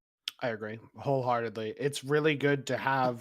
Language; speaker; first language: English; native; English